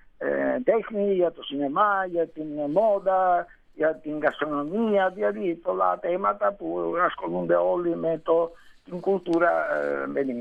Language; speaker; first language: Greek; non-native, learner; Italian